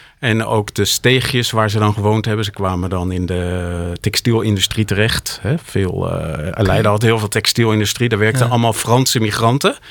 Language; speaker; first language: Dutch; native; Dutch